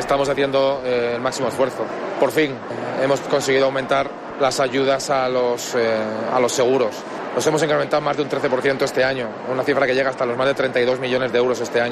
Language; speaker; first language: Spanish; native; Spanish